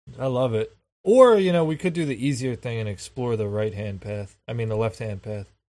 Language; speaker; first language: English; native; English